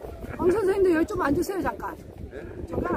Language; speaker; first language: Korean; native; Korean